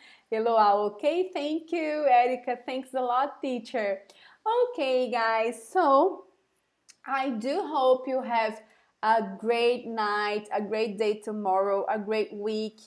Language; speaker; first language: English; non-native, fluent; Portuguese